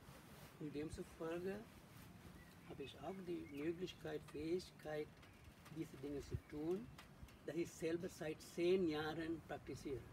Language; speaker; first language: German; non-native, learner; Sinhala